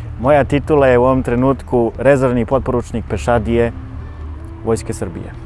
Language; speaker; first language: Bosnian; early bilingual, heritage; Bosnian